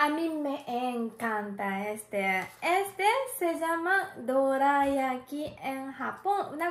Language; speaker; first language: Spanish; non-native, learner; Japanese